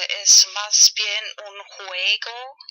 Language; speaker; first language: Spanish; non-native, fluent; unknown